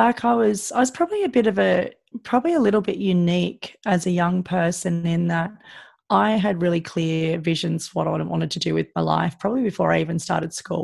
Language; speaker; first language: English; native; English